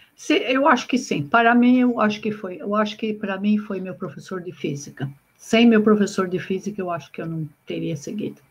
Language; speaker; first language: Portuguese; native; Portuguese